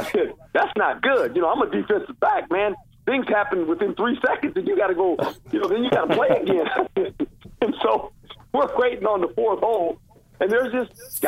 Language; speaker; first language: English; native; English